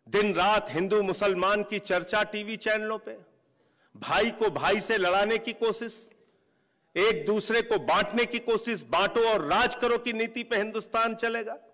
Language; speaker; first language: Hindi; native; Hindi